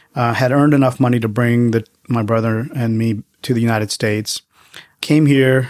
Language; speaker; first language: English; early bilingual, other home language; Tamil